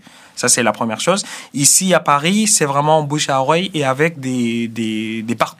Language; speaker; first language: French; non-native, fluent; Arabic